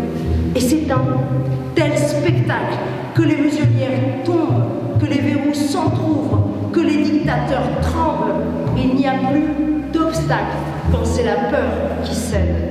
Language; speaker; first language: French; native; French